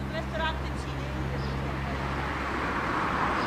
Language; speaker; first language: Italian; non-native, learner; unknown